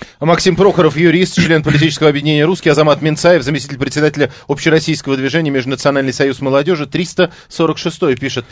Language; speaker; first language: Russian; native; Russian